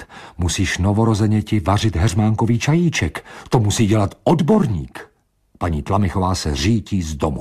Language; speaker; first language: Czech; native; Czech